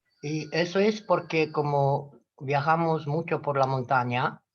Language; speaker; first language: Spanish; non-native, fluent; Romanian